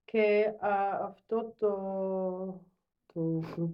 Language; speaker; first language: Greek; non-native, learner; German